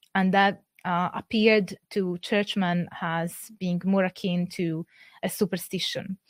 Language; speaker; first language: English; non-native, fluent; Italian